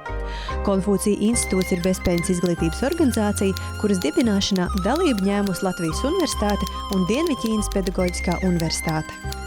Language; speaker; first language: Latvian; native; Latvian